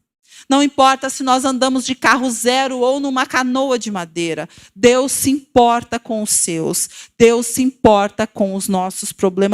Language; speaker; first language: Portuguese; native; Portuguese